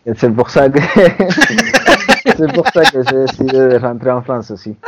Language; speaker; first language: French; non-native, fluent; Spanish